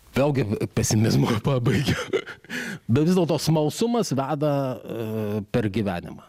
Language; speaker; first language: Lithuanian; native; Lithuanian